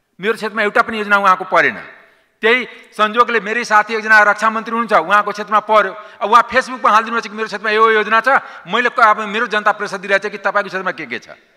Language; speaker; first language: Nepali; non-native, local second language; Maithili